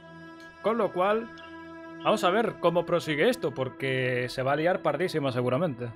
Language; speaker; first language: Spanish; native; Spanish